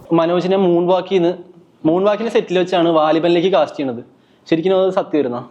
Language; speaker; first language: Malayalam; native; Malayalam